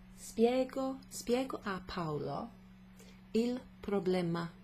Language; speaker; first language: Italian; non-native, fluent; English